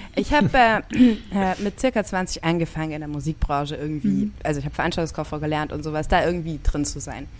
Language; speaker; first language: German; native; German